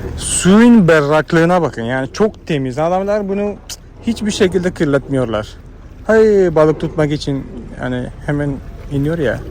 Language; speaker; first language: Turkish; non-native, fluent; Malayalam